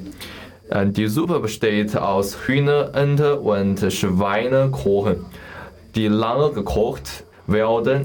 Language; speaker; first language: German; non-native, learner; Chinese